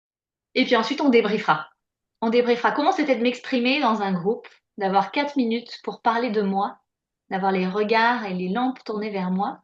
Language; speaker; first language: French; native; French